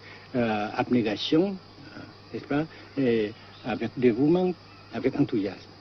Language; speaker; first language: French; non-native, fluent; Vietnamese